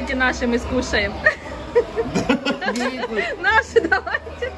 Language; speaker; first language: Russian; native; Russian